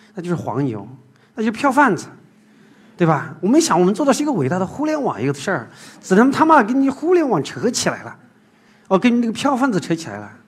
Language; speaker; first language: Chinese; native; Chinese